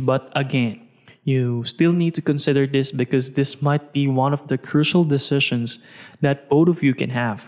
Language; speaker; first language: English; non-native, local second language; Filipino